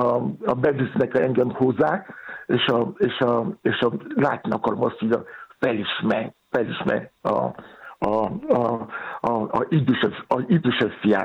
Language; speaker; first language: Hungarian; non-native, learner; Yoruba